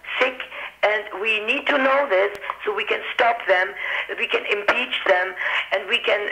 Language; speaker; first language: English; non-native, fluent; German